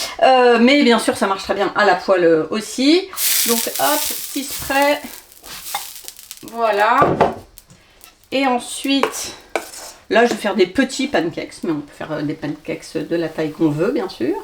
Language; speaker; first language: French; native; French